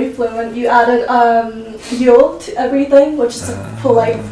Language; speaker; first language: English; early bilingual, other home language; Korean